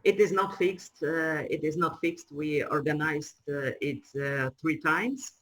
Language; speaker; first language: English; non-native, fluent; Ukrainian